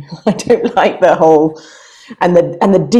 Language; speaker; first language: English; native; English